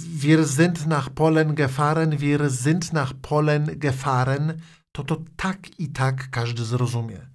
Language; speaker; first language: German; non-native, fluent; Polish